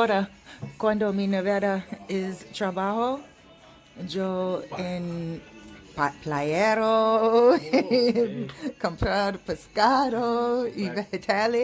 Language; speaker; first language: Spanish; non-native, learner; English